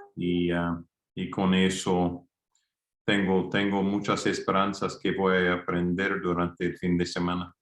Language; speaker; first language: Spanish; non-native, fluent; English